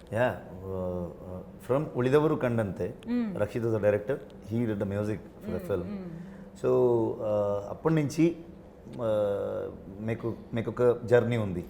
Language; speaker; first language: Telugu; non-native, learner; Kannada